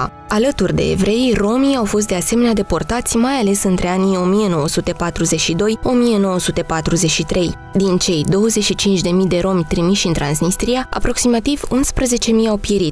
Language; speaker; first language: Romanian; native; Romanian